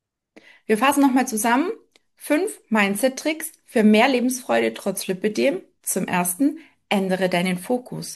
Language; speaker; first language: German; native; German